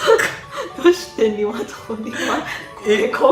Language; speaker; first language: Japanese; non-native, learner; Chinese